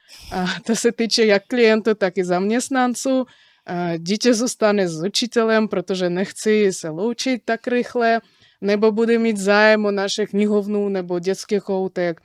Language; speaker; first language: Czech; non-native, fluent; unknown